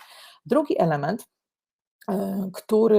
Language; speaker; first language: Polish; native; Polish